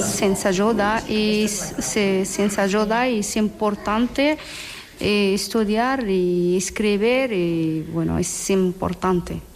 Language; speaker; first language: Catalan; non-native, learner; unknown